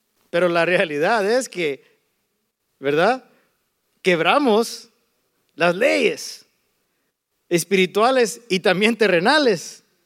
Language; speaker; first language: Spanish; early bilingual, heritage; Spanish